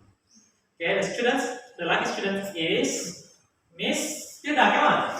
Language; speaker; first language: English; non-native, learner; Indonesian